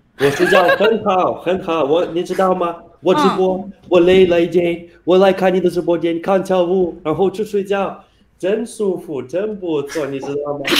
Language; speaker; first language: Chinese; non-native, learner; Russian